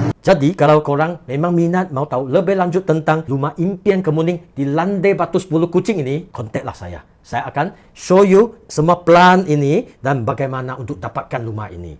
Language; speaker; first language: Malay; non-native, local second language; Chinese